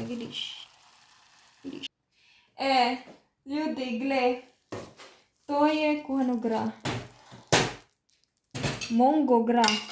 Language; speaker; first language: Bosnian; non-native, learner; Filipino